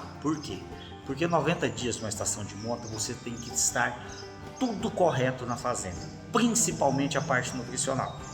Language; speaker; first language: Portuguese; native; Portuguese